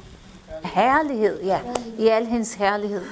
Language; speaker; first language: Danish; non-native, fluent; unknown